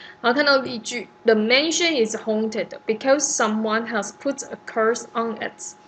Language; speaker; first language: English; non-native, fluent; Chinese